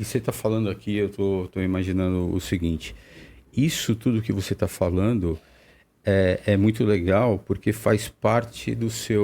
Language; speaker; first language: Portuguese; native; Portuguese